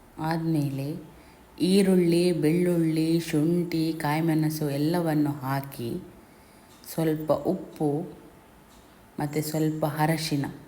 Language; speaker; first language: Kannada; non-native, local second language; Tulu